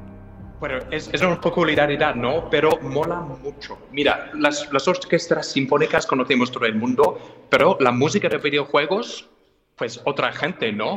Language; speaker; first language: Spanish; non-native, fluent; English